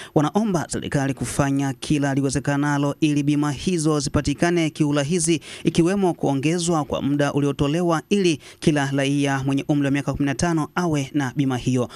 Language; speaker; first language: Swahili; non-native, local second language; Rundi